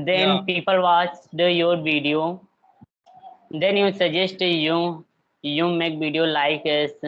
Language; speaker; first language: English; non-native, learner; Hindi